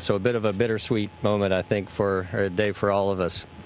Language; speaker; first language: English; native; English